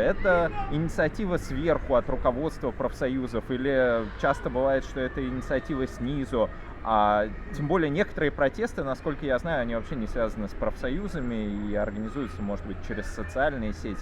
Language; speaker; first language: Russian; native; Russian